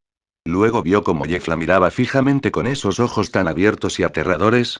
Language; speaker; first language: Spanish; native; Spanish